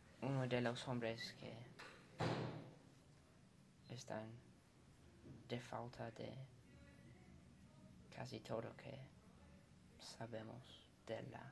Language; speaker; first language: Spanish; non-native, learner; English